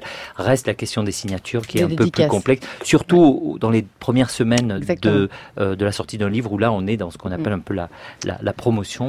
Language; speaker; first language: French; native; French